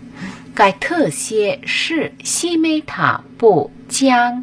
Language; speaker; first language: Chinese; non-native, fluent; Hindi